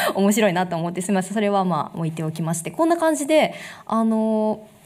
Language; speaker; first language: Japanese; native; Japanese